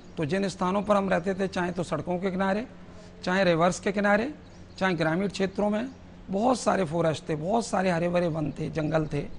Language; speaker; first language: Hindi; native; Hindi